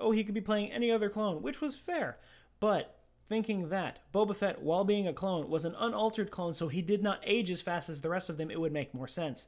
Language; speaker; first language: English; native; English